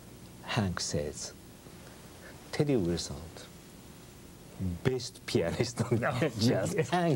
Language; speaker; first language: English; non-native, learner; Japanese